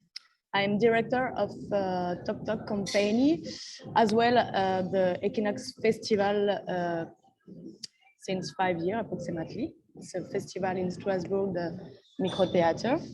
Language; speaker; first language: English; non-native, learner; French